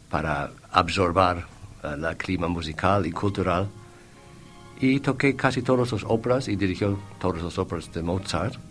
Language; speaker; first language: Spanish; non-native, fluent; English